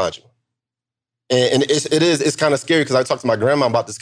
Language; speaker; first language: English; native; English